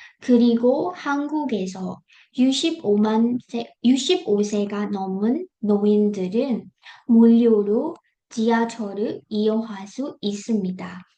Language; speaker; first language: Korean; non-native, fluent; Burmese